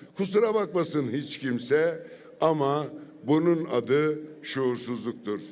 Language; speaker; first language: Turkish; native; Turkish